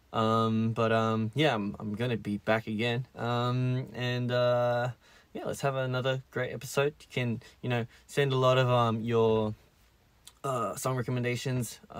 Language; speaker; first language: English; early bilingual, other home language; Korean